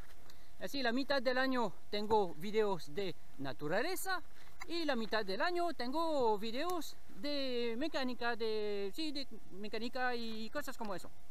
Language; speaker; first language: Spanish; non-native, learner; French